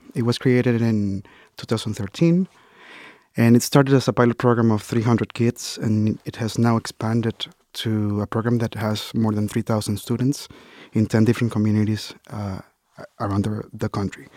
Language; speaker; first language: English; non-native, fluent; Spanish